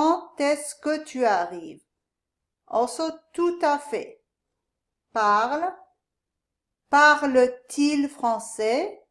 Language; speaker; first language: French; non-native, fluent; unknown